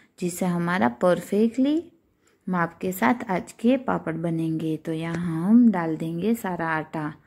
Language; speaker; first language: Hindi; non-native, local second language; Gujarati